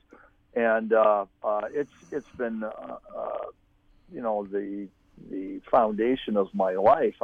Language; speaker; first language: English; native; English